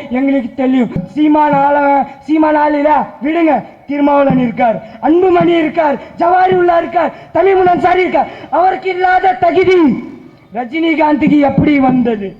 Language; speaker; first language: Tamil; non-native, local second language; Urdu